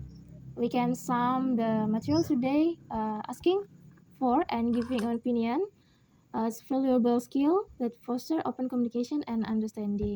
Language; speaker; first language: English; non-native, learner; Indonesian